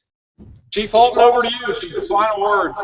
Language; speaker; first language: English; native; English